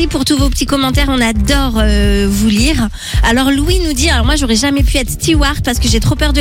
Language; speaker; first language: French; native; French